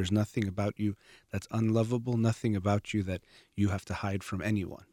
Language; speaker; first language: English; early bilingual, other home language; Persian